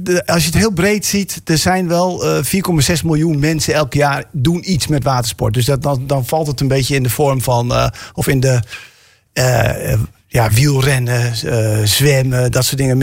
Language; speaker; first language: Dutch; native; Dutch